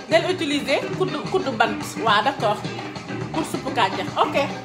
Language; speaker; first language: French; non-native, local second language; Wolof